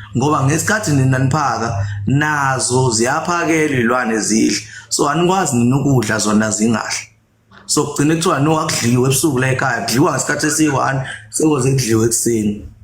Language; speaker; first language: Zulu; native; Zulu